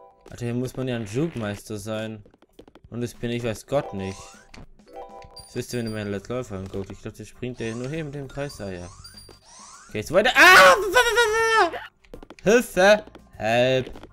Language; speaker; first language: German; native; German